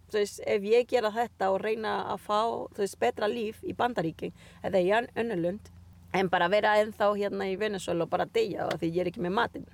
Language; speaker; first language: Icelandic; non-native, learner; Spanish